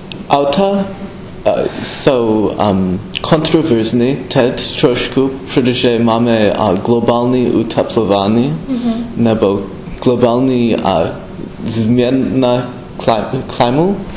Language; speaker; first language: Czech; non-native, learner; English